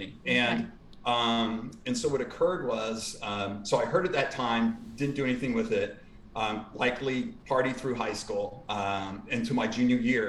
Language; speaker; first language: English; native; English